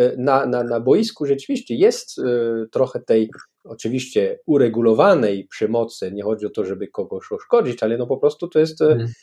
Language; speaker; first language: Polish; non-native, fluent; French